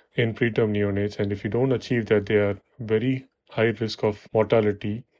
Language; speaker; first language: English; non-native, local second language; Tamil